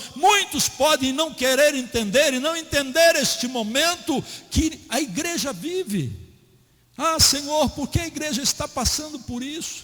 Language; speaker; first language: Portuguese; native; Portuguese